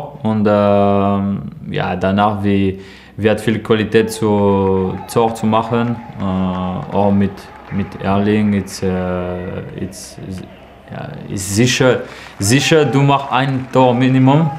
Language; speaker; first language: German; non-native, learner; French